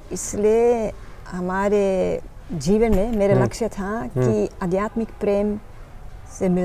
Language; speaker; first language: Hindi; non-native, learner; Dutch